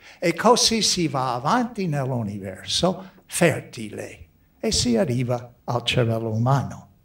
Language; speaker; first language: Italian; non-native, fluent; English